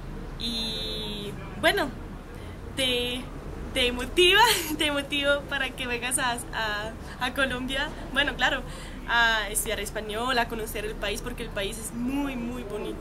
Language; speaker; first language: Spanish; non-native, fluent; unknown